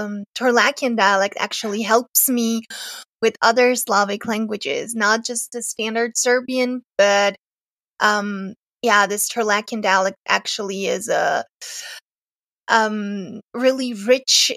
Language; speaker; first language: English; non-native, fluent; Serbian